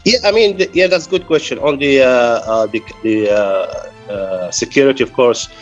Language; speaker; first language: English; non-native, fluent; Arabic